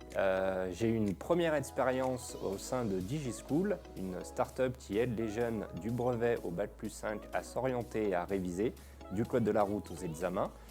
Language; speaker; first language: French; native; French